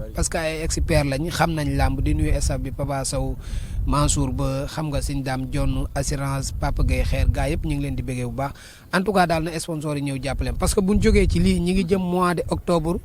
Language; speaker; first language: Wolof; native; Wolof